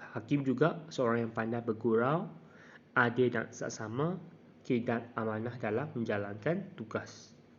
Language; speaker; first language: Malay; non-native, local second language; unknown